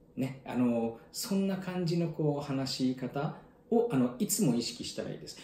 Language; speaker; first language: Japanese; native; Japanese